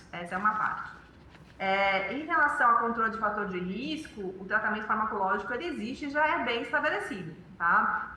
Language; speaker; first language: Portuguese; native; Portuguese